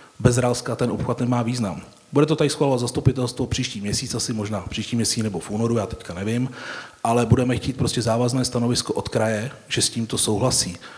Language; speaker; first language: Czech; native; Czech